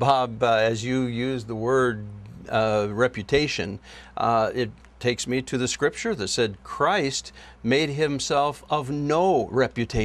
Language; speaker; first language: English; native; English